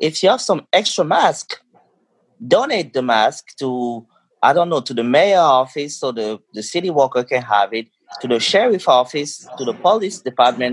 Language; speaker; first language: English; non-native, local second language; French